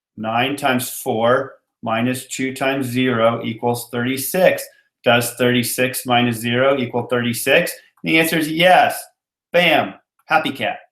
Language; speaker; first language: English; native; English